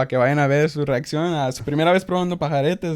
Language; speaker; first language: Spanish; early bilingual, heritage; Spanish